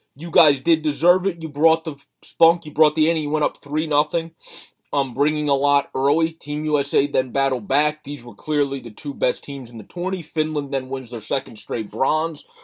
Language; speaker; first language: English; native; English